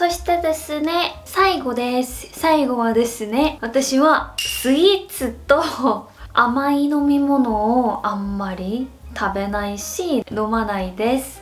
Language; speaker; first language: Japanese; non-native, fluent; Korean